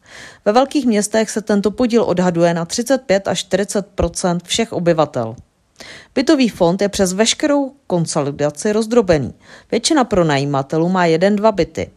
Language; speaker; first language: Czech; native; Czech